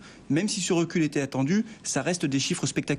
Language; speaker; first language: French; native; French